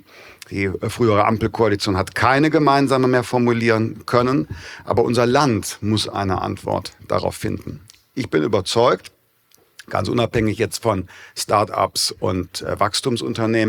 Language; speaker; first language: German; native; German